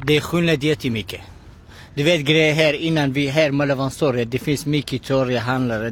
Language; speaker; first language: Swedish; non-native, learner; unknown